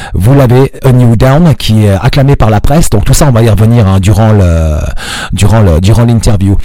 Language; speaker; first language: French; non-native, local second language; Arabic